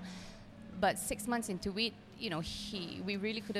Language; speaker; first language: English; non-native, local second language; Cantonese